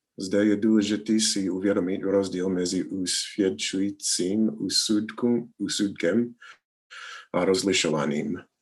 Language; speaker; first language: Czech; non-native, learner; English